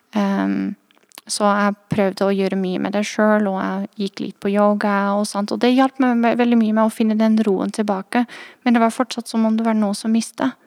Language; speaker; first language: Norwegian; non-native, fluent; Dutch